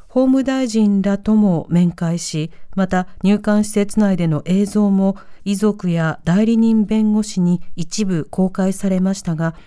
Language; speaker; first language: Japanese; native; Japanese